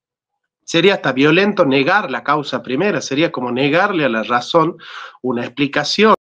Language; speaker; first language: Spanish; native; Spanish